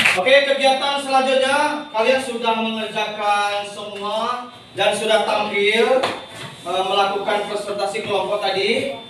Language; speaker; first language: Indonesian; native; Indonesian